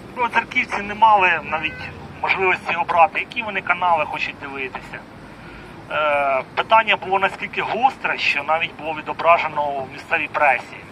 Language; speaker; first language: Ukrainian; native; Ukrainian